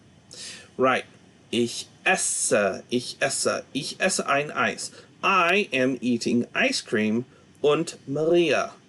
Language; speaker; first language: German; non-native, fluent; English